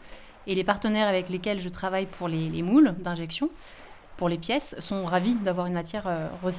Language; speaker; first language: French; native; French